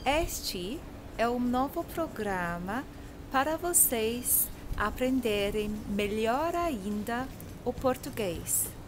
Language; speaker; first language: Portuguese; non-native, fluent; Croatian